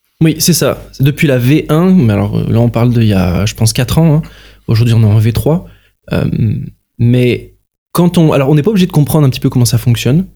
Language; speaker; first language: French; native; French